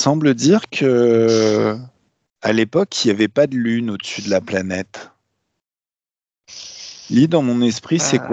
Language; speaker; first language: French; native; French